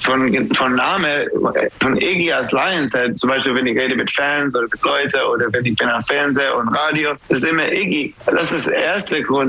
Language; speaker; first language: German; non-native, fluent; English